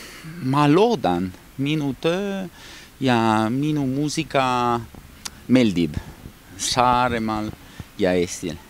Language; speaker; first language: Estonian; non-native, learner; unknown